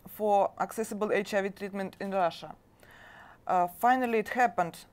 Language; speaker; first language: English; non-native, learner; Russian